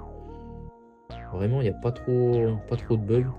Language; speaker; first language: French; native; French